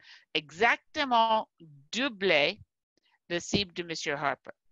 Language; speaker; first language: French; non-native, fluent; English